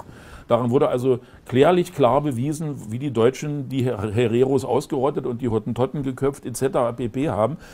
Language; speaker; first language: German; native; German